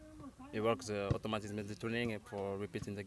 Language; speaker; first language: English; non-native, learner; French